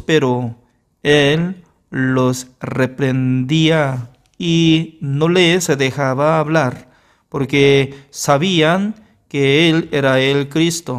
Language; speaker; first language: Spanish; non-native, fluent; Korean